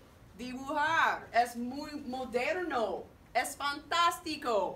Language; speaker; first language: Spanish; non-native, fluent; English